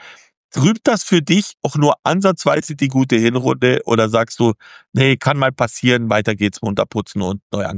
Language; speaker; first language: German; native; German